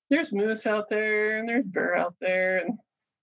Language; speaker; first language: English; native; English